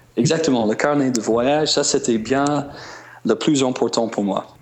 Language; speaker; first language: French; non-native, fluent; English